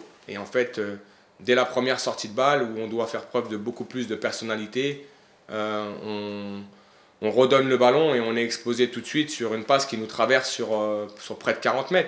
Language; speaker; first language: French; native; French